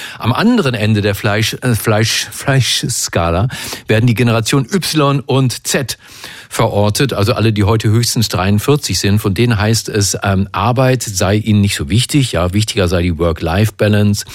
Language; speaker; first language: German; native; German